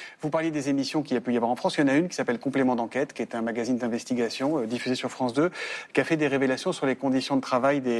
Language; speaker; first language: French; native; French